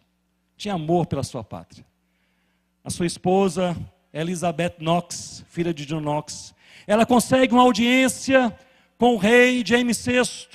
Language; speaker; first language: Portuguese; native; Portuguese